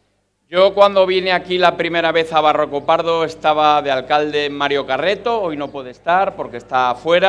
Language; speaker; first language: Spanish; native; Spanish